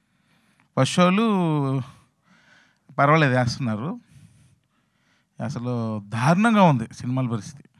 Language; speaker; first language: Telugu; native; Telugu